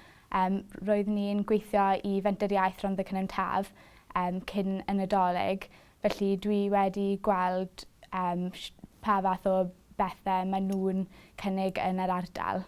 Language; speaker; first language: Welsh; non-native, fluent; English